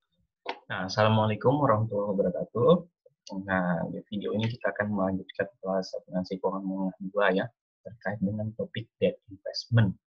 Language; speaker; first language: Indonesian; native; Indonesian